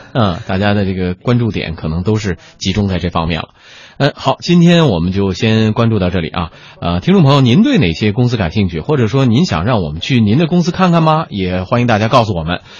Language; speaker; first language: Chinese; native; Chinese